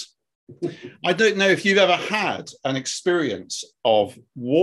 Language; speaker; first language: English; native; English